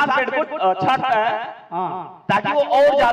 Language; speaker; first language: Hindi; native; Hindi